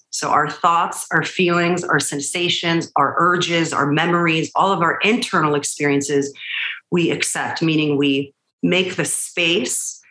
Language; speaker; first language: English; early bilingual, other home language; Hebrew